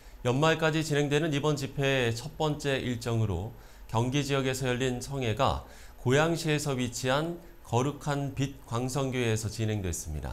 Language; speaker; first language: Korean; native; Korean